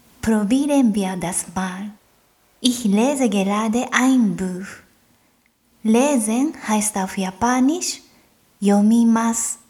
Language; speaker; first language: German; non-native, fluent; Japanese